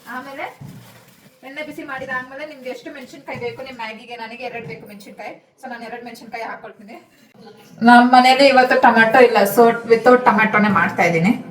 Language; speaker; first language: Kannada; non-native, local second language; Hindi